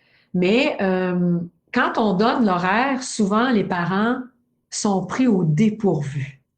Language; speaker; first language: French; native; French